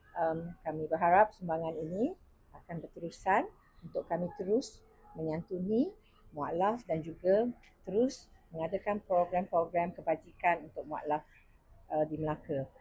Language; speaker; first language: Malay; non-native, local second language; Chinese